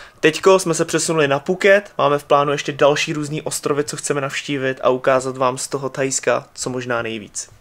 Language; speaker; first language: Czech; early bilingual, other home language; Vietnamese